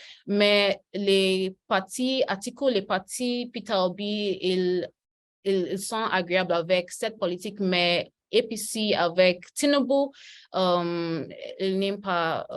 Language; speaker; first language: French; non-native, learner; Yoruba